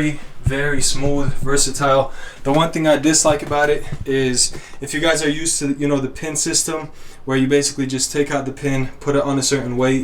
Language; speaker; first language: English; native; English